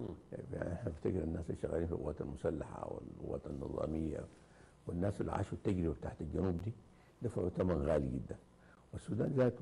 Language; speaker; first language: Arabic; native; Arabic